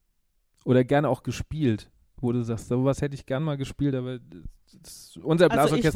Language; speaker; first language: German; native; German